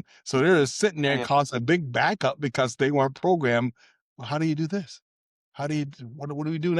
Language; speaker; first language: English; native; English